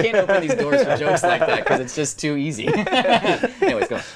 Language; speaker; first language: English; native; English